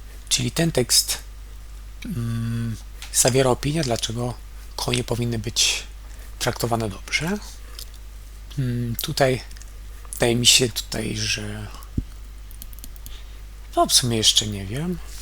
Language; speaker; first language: Polish; native; Polish